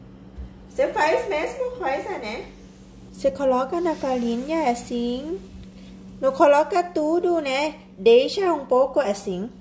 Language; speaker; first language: Portuguese; non-native, learner; Thai